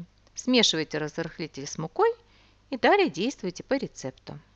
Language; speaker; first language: Russian; native; Russian